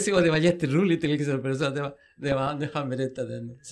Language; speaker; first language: Swedish; non-native, fluent; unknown